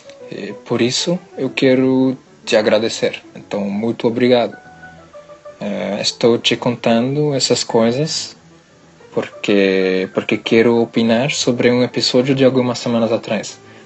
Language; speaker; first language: Portuguese; non-native, learner; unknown